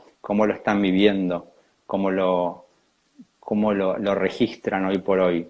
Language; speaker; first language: Spanish; native; Spanish